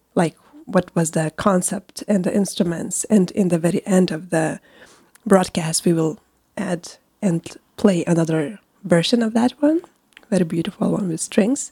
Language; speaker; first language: English; non-native, fluent; Lithuanian